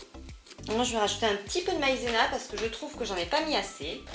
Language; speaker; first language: French; native; French